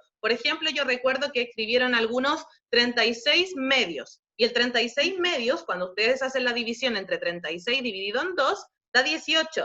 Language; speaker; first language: Spanish; native; Spanish